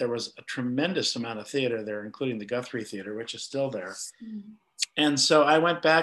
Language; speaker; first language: English; native; English